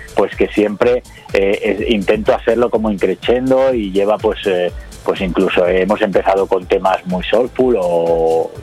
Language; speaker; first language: Spanish; native; Spanish